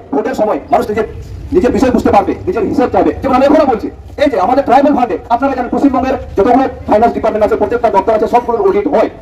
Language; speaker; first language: Bangla; non-native, local second language; Santali